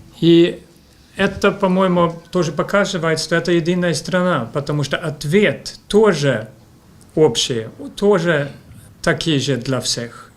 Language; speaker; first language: Russian; non-native, fluent; Swedish